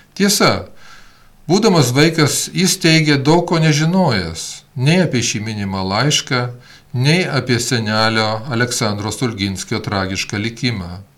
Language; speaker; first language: Lithuanian; early bilingual, heritage; Lithuanian